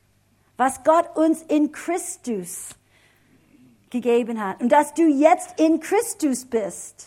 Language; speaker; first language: German; non-native, fluent; English